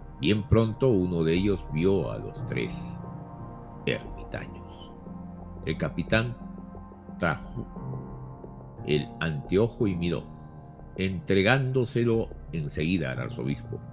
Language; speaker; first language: Spanish; native; Spanish